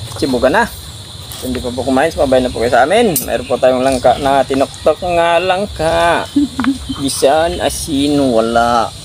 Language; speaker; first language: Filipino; non-native, local second language; Hiligaynon